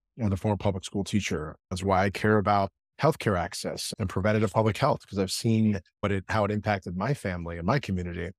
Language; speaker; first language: English; early bilingual, other home language; Spanish